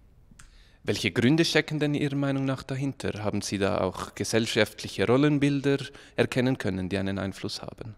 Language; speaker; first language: German; native; German